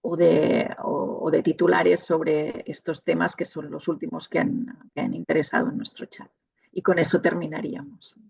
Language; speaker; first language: Spanish; non-native, local second language; Catalan